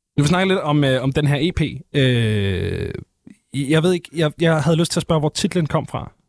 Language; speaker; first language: Danish; native; Danish